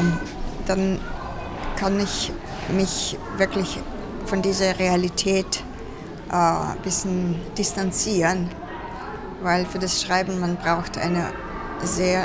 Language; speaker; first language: German; non-native, fluent; Russian